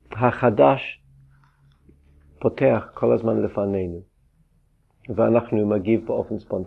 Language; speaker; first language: Hebrew; non-native, fluent; English